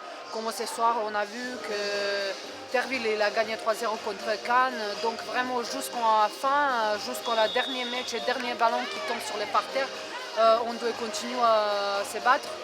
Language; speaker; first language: French; non-native, fluent; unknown